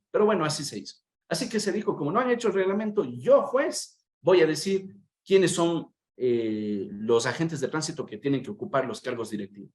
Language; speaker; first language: Spanish; native; Spanish